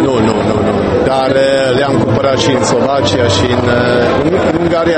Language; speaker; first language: Romanian; non-native, fluent; Czech